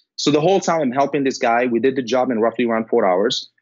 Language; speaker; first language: English; non-native, fluent; Arabic